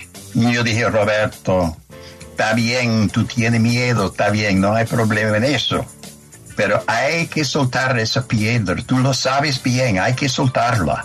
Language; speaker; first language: Spanish; non-native, fluent; English